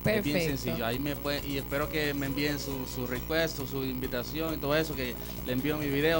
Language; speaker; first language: Spanish; native; Spanish